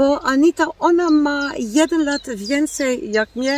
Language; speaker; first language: Polish; non-native, learner; Dutch